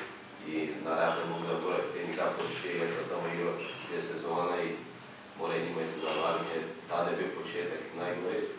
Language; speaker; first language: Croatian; non-native, learner; Portuguese